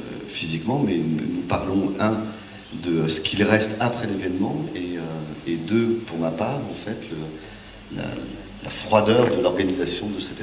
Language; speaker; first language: French; native; French